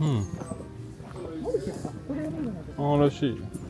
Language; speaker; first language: Japanese; non-native, learner; French